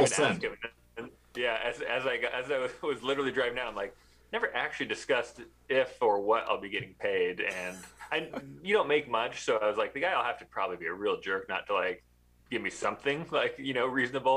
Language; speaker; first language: English; native; English